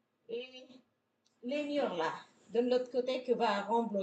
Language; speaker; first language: French; non-native, fluent; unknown